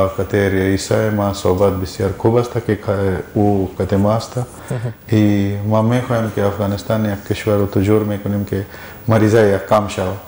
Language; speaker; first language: Persian; non-native, learner; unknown